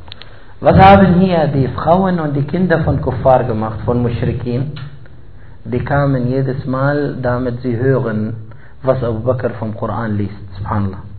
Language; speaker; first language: German; non-native, fluent; Arabic